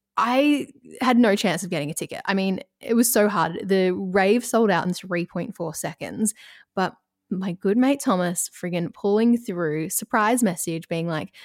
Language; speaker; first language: English; native; English